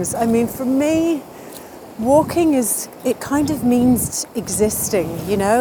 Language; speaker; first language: English; native; English